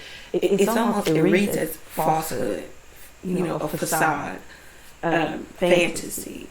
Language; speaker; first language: English; native; English